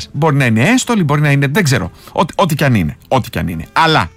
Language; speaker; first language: Greek; native; Greek